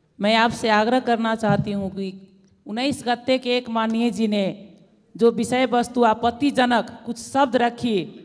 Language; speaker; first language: Hindi; non-native, local second language; Maithili